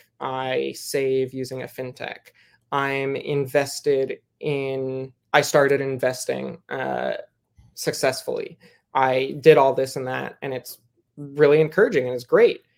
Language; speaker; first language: English; native; English